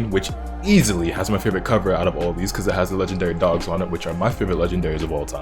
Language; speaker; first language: English; native; English